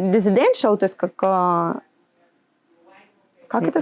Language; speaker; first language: Russian; native; Russian